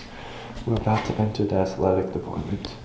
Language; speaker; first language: English; native; English